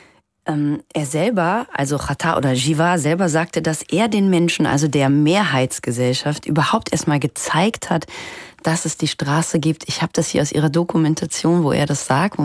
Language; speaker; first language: German; native; German